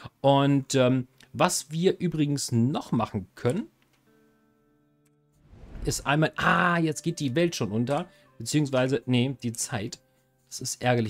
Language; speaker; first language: German; native; German